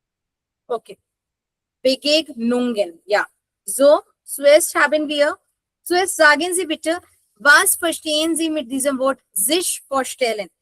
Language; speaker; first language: German; non-native, fluent; Hindi